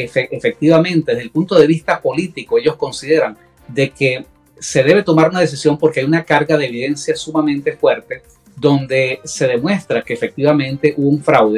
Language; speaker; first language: Spanish; native; Spanish